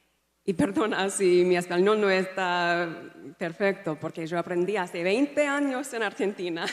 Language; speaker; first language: Spanish; non-native, fluent; English